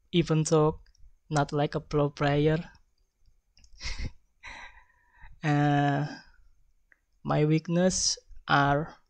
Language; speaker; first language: English; non-native, learner; Indonesian